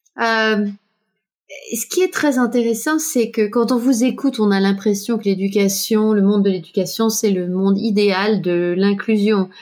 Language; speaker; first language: French; native; French